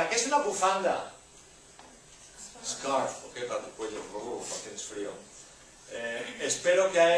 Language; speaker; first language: Spanish; non-native, learner; English